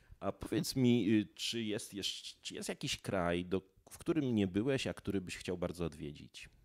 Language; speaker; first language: Polish; native; Polish